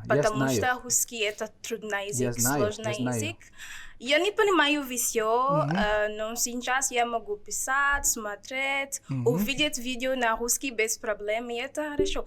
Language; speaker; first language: Russian; non-native, learner; Portuguese